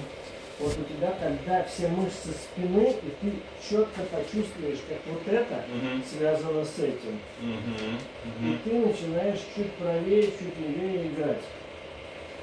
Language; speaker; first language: Russian; native; Russian